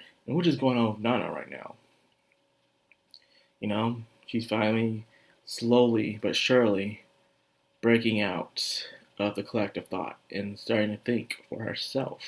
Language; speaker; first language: English; native; English